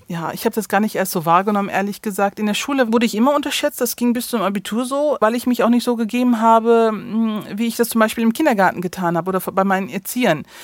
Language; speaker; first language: German; early bilingual, other home language; Turkish